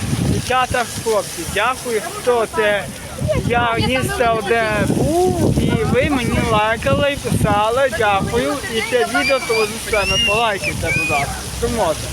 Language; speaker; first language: Ukrainian; native; Ukrainian